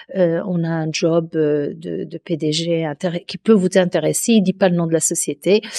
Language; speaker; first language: French; non-native, local second language; Arabic